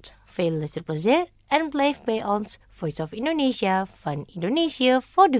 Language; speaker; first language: Dutch; non-native, learner; Indonesian